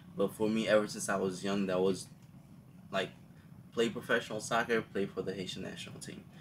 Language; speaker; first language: English; early bilingual, other home language; Haitian Creole